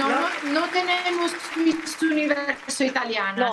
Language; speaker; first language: Spanish; non-native, learner; Italian